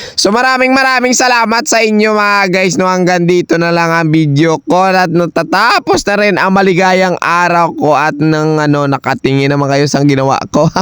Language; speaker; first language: Filipino; non-native, local second language; Cebuano